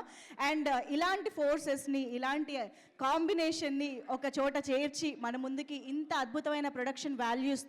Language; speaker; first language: Telugu; native; Telugu